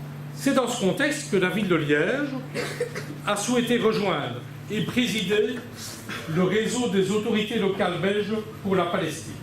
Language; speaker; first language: French; native; French